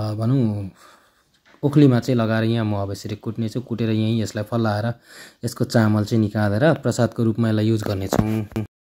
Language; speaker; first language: Nepali; non-native, local second language; Limbu